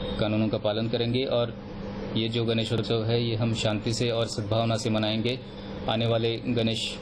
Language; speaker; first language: Hindi; non-native, local second language; Marathi